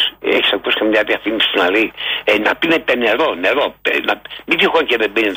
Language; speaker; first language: Greek; native; Greek